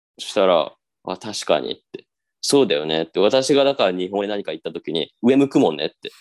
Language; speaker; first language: Japanese; native; Japanese